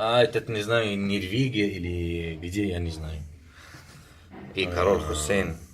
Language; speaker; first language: Russian; non-native, learner; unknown